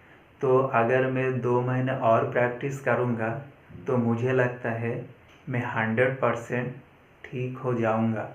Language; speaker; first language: Hindi; non-native, local second language; Bangla